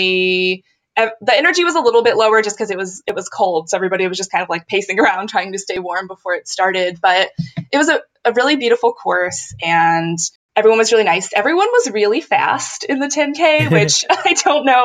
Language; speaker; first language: English; native; English